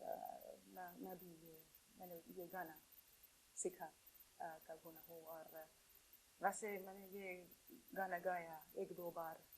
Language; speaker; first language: Hindi; non-native, fluent; Finnish